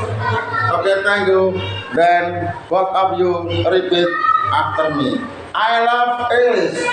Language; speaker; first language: English; non-native, learner; Indonesian